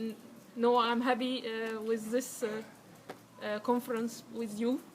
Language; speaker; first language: English; non-native, learner; Arabic